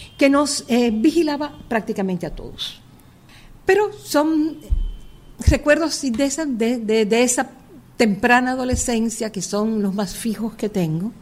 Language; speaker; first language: Spanish; native; Spanish